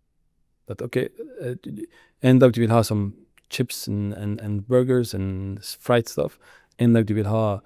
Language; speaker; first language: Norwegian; non-native, learner; Arabic